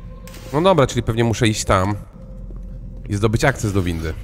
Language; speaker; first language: Polish; native; Polish